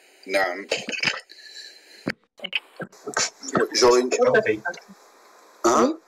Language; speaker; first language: French; native; French